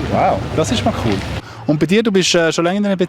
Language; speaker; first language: German; native; German